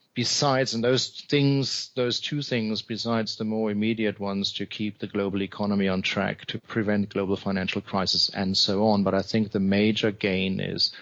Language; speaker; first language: English; non-native, fluent; German